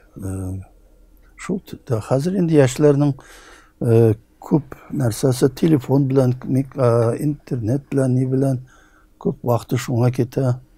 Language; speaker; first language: Tatar; early bilingual, heritage; Tatar